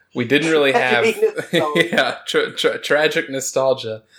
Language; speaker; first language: English; native; English